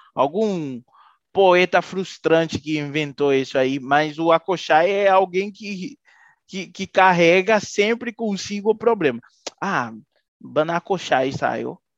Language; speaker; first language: Portuguese; non-native, fluent; Haitian Creole